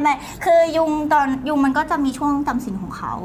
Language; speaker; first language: Thai; early bilingual, other home language; Korean